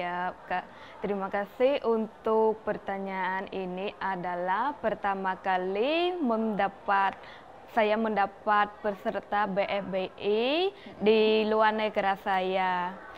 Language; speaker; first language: Indonesian; non-native, learner; Khmer